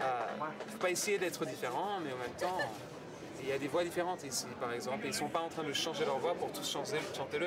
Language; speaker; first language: French; non-native, fluent; English